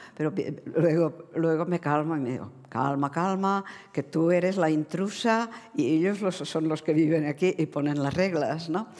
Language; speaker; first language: Spanish; non-native, fluent; Czech